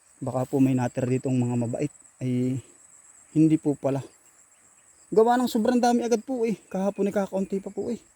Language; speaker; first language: Filipino; native; Filipino